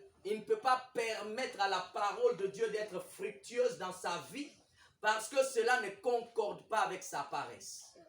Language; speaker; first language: French; non-native, local second language; Lingala